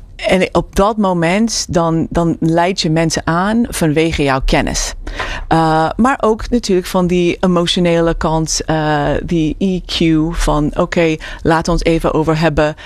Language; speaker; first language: Dutch; non-native, fluent; English